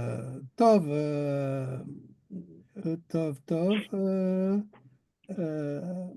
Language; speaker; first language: Hebrew; non-native, learner; French